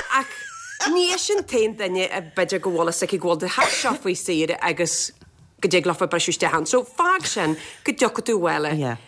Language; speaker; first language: Irish; native; Irish